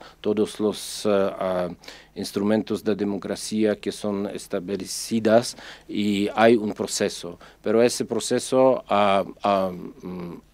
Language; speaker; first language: Spanish; non-native, fluent; Czech